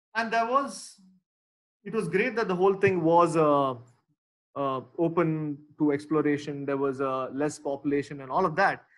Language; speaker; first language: English; non-native, local second language; Tamil